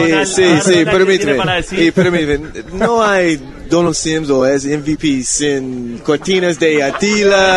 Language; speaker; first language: Spanish; non-native, learner; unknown